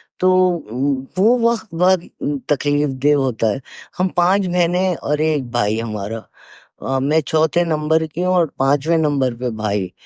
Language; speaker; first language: Urdu; native; Urdu